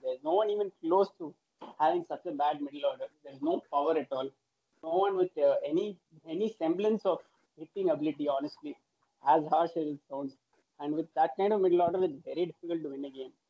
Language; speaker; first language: English; non-native, local second language; Tamil